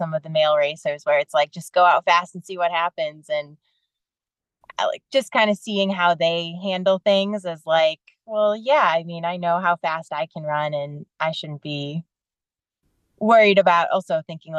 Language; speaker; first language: English; native; English